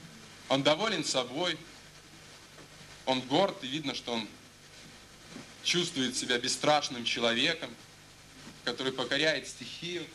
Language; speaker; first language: Russian; native; Russian